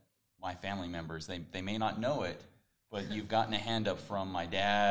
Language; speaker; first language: English; native; English